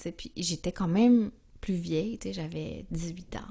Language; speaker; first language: French; native; French